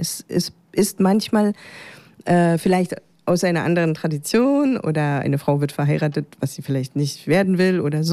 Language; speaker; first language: German; native; German